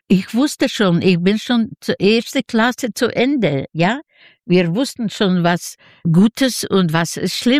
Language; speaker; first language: German; non-native, fluent; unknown